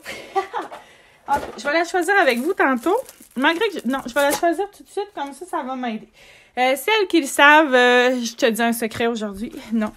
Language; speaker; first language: French; native; French